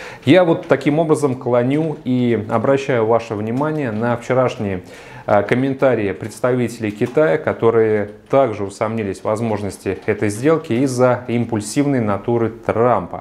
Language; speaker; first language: Russian; native; Russian